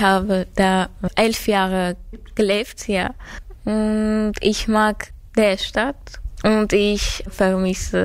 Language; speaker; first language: German; non-native, learner; Armenian